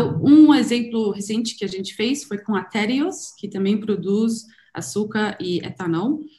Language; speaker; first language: Portuguese; non-native, fluent; German